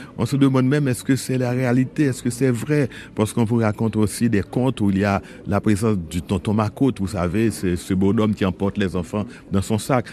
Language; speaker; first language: French; non-native, local second language; Haitian Creole